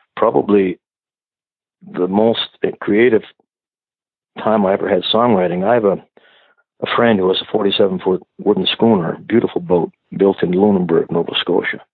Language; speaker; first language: English; native; English